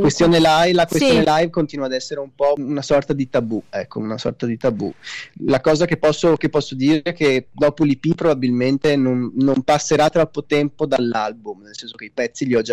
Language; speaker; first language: Italian; native; Italian